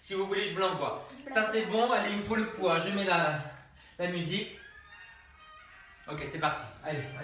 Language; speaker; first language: French; native; French